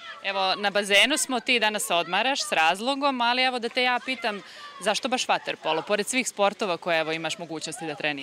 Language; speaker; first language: Serbian; native; Serbian